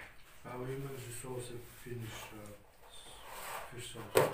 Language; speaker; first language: English; non-native, learner; Russian